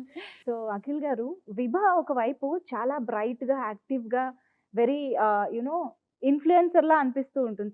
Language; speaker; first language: Telugu; native; Telugu